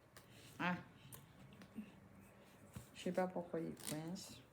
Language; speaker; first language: French; native; French